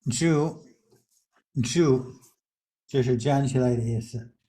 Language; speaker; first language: Chinese; non-native, fluent; English